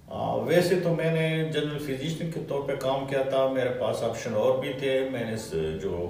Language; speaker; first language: Urdu; non-native, local second language; Pashto